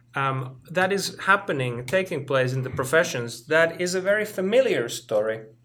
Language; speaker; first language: English; non-native, fluent; Finnish